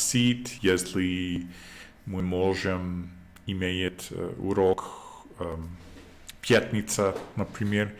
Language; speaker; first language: Russian; non-native, learner; English